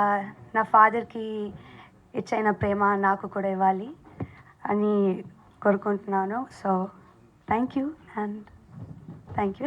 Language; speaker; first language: Telugu; non-native, learner; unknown